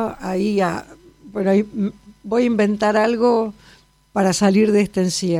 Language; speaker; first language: Spanish; native; Spanish